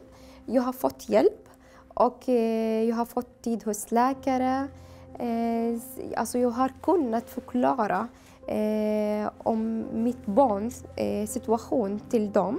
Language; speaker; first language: Swedish; non-native, learner; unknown